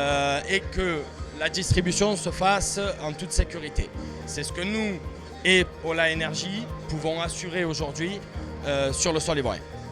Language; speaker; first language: French; native; French